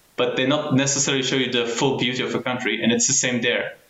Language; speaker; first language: English; early bilingual, heritage; German